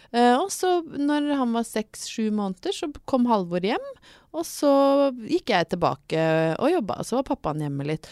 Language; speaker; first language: Norwegian; native; Norwegian